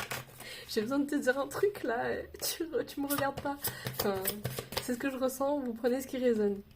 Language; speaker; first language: French; native; French